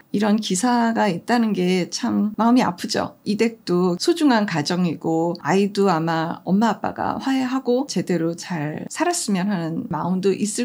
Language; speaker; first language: Korean; native; Korean